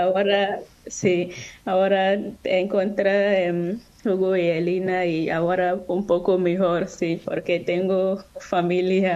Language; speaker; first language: Spanish; non-native, learner; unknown